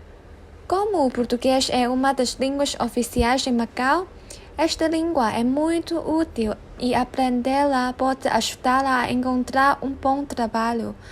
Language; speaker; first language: Portuguese; non-native, learner; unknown